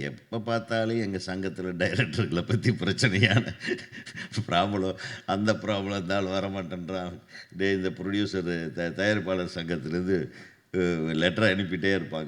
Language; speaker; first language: Tamil; native; Tamil